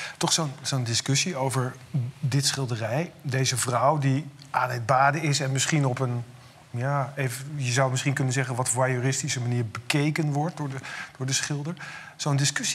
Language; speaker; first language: Dutch; native; Dutch